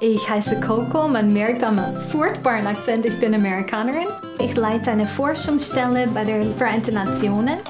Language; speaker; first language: German; non-native, fluent; English